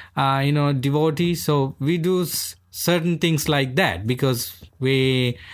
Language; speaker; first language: English; non-native, local second language; Sinhala